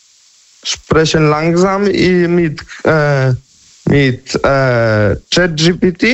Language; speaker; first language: German; non-native, learner; Polish